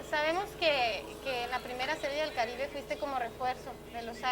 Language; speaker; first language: Spanish; native; Spanish